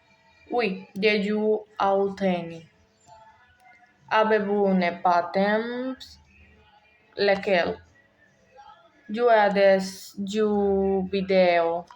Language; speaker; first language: French; non-native, learner; Spanish